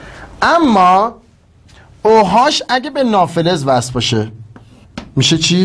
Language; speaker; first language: Persian; native; Persian